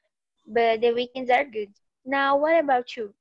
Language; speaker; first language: English; non-native, learner; Portuguese